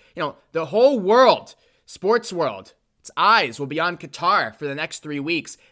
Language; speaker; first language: English; native; English